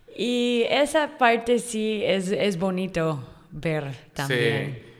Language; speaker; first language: Spanish; non-native, fluent; English